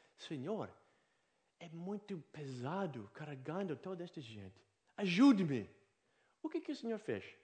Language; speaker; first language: Portuguese; non-native, fluent; English